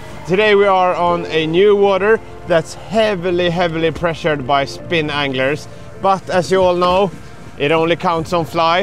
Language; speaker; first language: English; non-native, fluent; Swedish